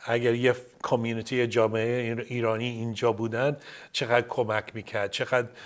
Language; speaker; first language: Persian; early bilingual, heritage; Persian